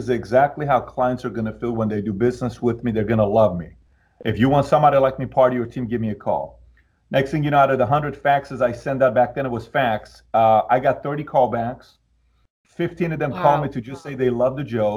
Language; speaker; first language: English; early bilingual, other home language; Persian